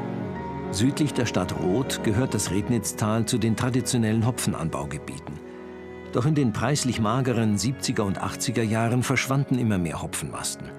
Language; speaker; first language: German; native; German